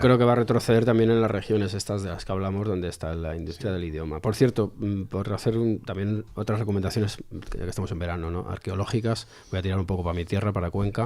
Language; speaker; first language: Spanish; native; Spanish